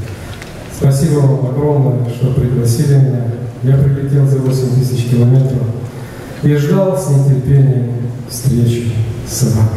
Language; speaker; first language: Russian; non-native, local second language; Ukrainian